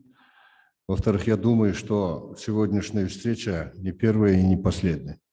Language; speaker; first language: Russian; non-native, local second language; Kyrgyz